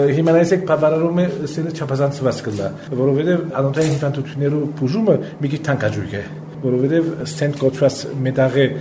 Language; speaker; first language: Armenian; early bilingual, heritage; Armenian